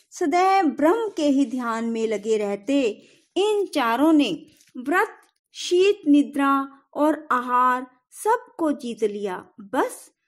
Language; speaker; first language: Hindi; native; Hindi